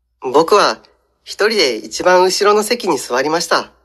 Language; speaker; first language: Japanese; non-native, fluent; Indonesian